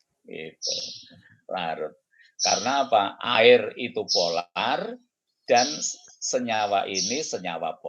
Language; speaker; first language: Indonesian; native; Indonesian